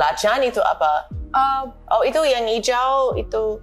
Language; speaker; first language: Indonesian; non-native, fluent; English